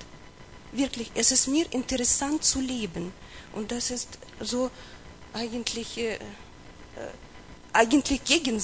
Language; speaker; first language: German; non-native, learner; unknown